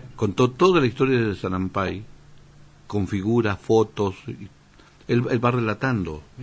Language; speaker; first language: Spanish; native; Spanish